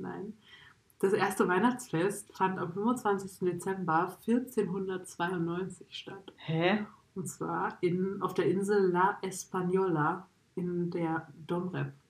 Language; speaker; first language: German; native; German